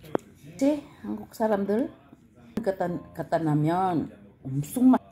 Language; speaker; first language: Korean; non-native, learner; Filipino